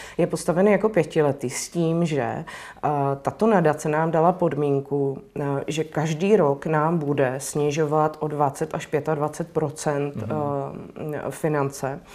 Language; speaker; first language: Czech; native; Czech